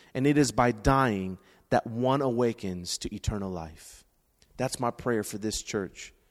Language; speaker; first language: English; native; English